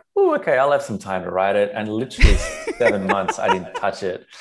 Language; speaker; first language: English; non-native, local second language; Sinhala